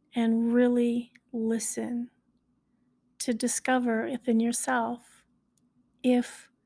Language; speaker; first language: English; native; English